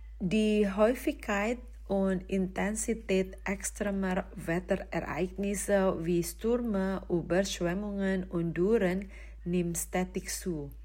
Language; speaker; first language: German; non-native, fluent; Indonesian